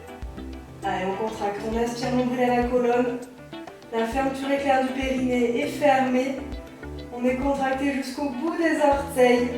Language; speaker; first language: French; native; French